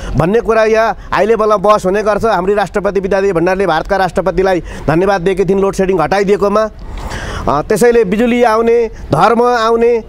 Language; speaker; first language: Nepali; native; Nepali